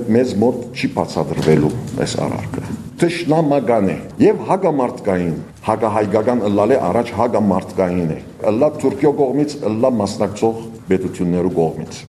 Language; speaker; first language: Armenian; early bilingual, heritage; Armenian